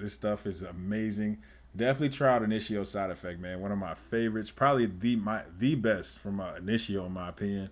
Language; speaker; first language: English; native; English